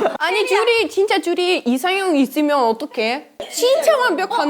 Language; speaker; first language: Korean; non-native, learner; Russian